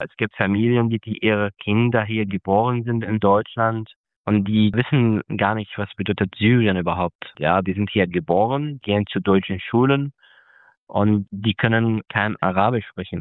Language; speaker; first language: German; non-native, fluent; Arabic